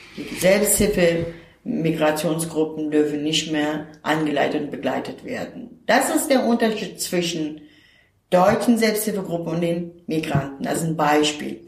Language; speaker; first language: German; non-native, fluent; Turkish